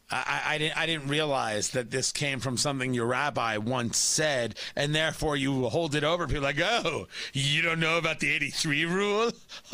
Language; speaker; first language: English; native; English